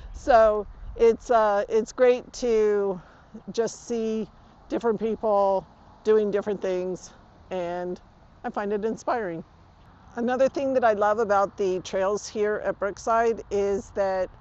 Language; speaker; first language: English; native; English